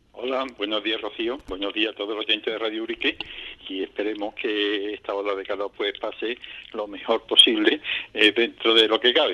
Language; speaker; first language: Spanish; native; Spanish